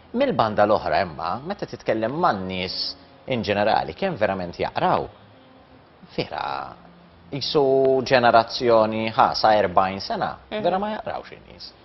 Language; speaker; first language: Maltese; native; Maltese